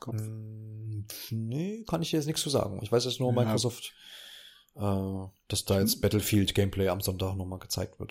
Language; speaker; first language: German; native; German